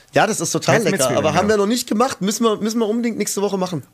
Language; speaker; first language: German; native; German